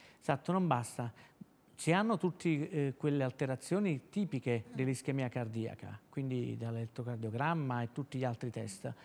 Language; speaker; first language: Italian; native; Italian